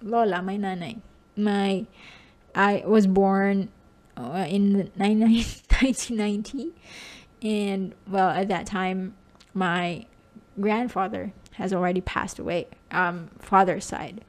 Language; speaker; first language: English; non-native, local second language; Cebuano